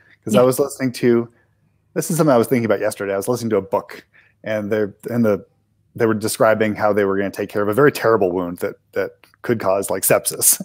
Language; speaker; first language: English; native; English